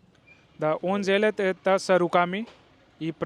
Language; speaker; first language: Russian; non-native, learner; Hindi